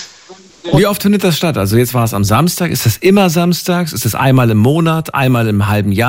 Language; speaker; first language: German; native; German